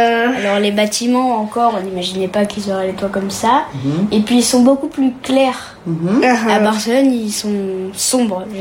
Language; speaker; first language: French; early bilingual, heritage; French